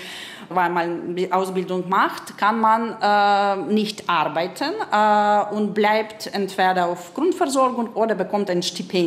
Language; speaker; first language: German; non-native, fluent; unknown